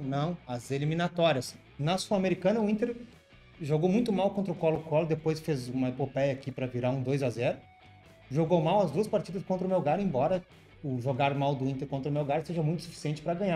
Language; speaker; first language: Portuguese; native; Portuguese